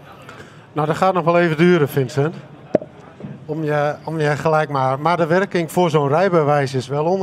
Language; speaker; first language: Dutch; native; Dutch